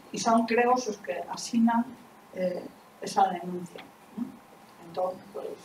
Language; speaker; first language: Galician; non-native, local second language; Spanish